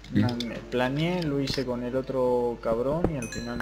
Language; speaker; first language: Spanish; native; Spanish